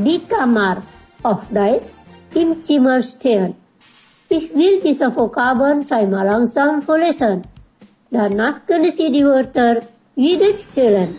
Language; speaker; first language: German; non-native, fluent; Indonesian